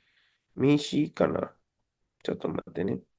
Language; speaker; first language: Japanese; non-native, learner; Indonesian